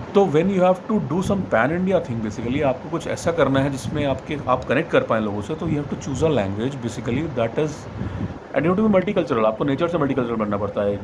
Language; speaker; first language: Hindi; non-native, local second language; Bangla